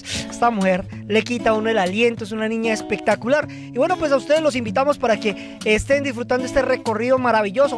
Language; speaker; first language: Spanish; native; Spanish